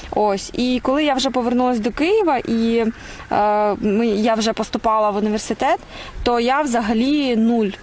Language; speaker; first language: Ukrainian; non-native, local second language; Russian